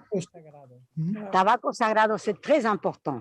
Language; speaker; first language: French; non-native, fluent; Spanish